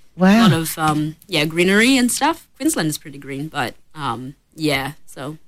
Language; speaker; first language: English; early bilingual, other home language; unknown